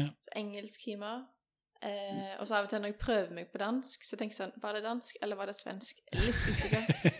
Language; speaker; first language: Norwegian; native; Norwegian